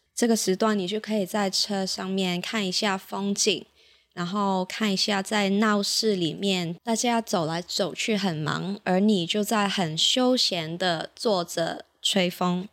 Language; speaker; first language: Chinese; non-native, local second language; Cantonese